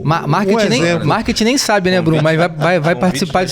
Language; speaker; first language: Portuguese; native; Portuguese